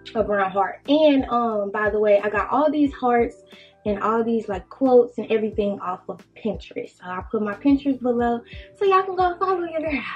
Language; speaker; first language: English; native; English